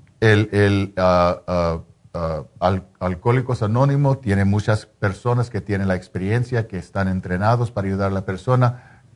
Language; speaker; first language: Spanish; non-native, fluent; English